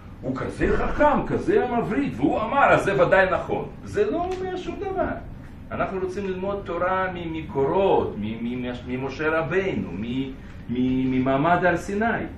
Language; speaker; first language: Hebrew; non-native, fluent; Russian